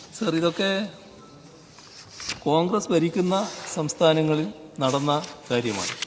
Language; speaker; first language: Malayalam; native; Malayalam